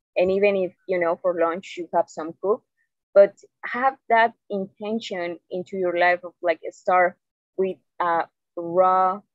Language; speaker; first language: English; non-native, fluent; Spanish